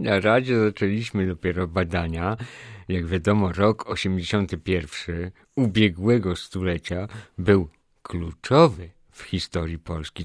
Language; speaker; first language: Polish; native; Polish